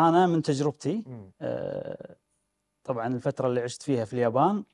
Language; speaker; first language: Arabic; native; Arabic